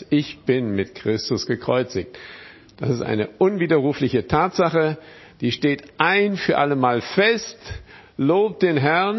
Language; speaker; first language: German; non-native, fluent; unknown